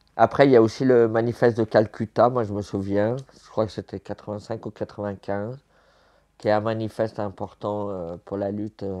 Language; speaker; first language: French; native; French